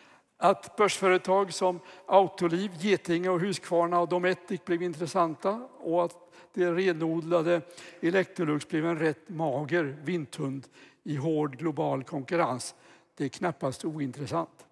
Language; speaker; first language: Swedish; native; Swedish